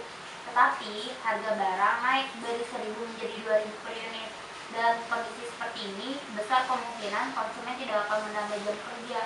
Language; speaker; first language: Indonesian; native; Indonesian